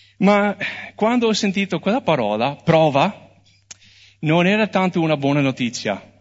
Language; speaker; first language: Italian; non-native, fluent; English